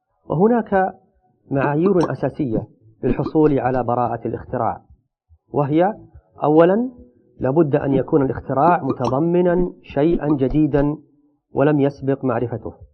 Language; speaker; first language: Arabic; native; Arabic